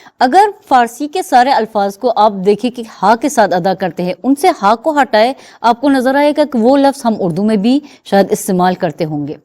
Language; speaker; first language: Urdu; non-native, fluent; Persian